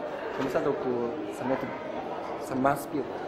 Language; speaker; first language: French; non-native, learner; Japanese